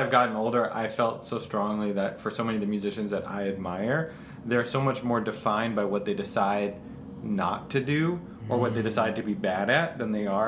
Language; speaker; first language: English; native; English